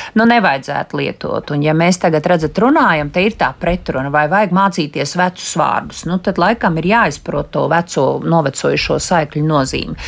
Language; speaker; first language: Latvian; native; Latvian